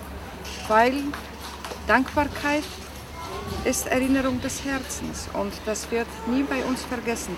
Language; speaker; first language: German; non-native, fluent; Polish